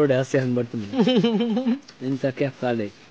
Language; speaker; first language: Arabic; non-native, learner; Bangla